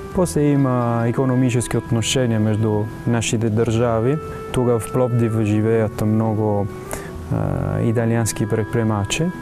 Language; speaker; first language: Bulgarian; non-native, fluent; Italian